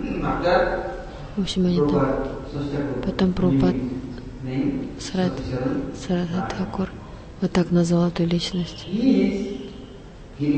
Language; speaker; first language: Russian; non-native, learner; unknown